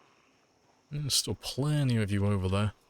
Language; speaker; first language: English; native; English